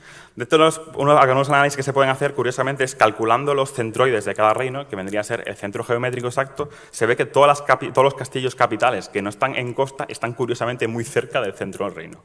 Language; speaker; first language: Spanish; native; Spanish